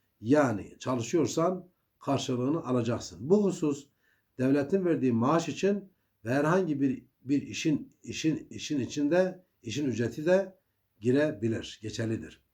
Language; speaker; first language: Turkish; native; Turkish